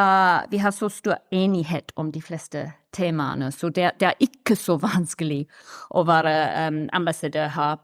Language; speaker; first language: Norwegian; non-native, fluent; English